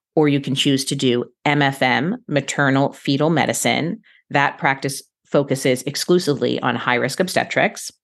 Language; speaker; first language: English; native; English